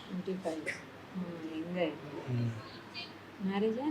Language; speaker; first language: Hindi; non-native, local second language; Telugu